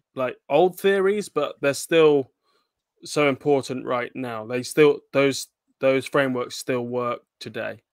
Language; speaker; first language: English; native; English